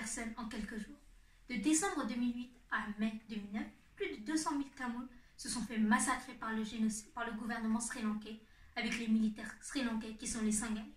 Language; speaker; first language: French; early bilingual, other home language; Tamil